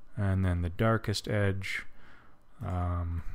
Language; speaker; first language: English; native; English